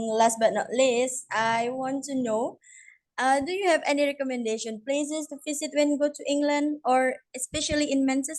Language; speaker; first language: English; non-native, learner; Indonesian